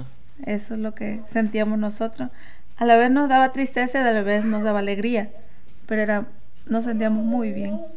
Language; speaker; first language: Spanish; native; Spanish